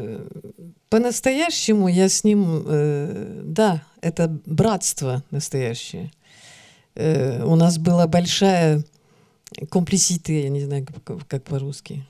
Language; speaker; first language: Russian; early bilingual, heritage; Russian